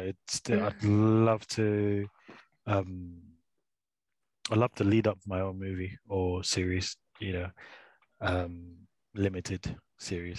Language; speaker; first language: English; native; English